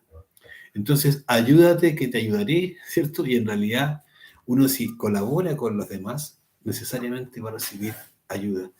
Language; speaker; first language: Spanish; native; Spanish